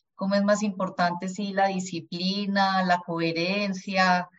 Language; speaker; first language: Spanish; early bilingual, other home language; German